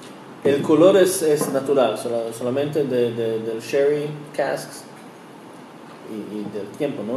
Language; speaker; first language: Spanish; early bilingual, heritage; Spanish